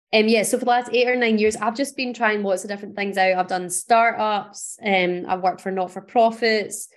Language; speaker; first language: English; native; English